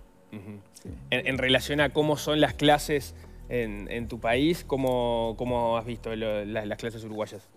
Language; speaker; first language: Spanish; native; Spanish